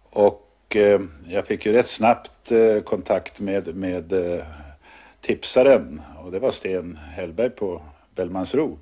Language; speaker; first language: Swedish; native; Swedish